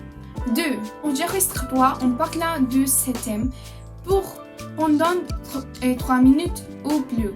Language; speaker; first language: French; non-native, learner; Spanish